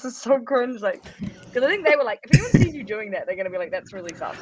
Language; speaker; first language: English; native; English